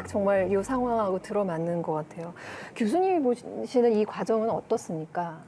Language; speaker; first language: Korean; native; Korean